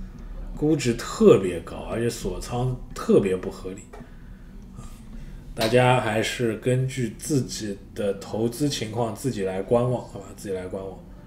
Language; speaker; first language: Chinese; native; Chinese